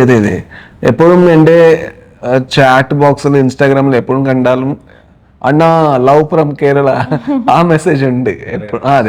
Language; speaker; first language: Malayalam; non-native, learner; Kannada